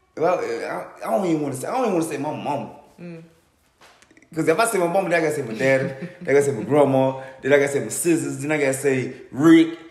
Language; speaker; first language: English; native; English